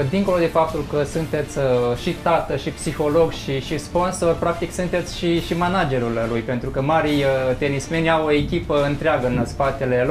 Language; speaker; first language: Romanian; native; Romanian